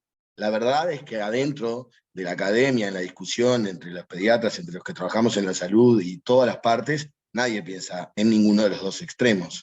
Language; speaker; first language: Spanish; native; Spanish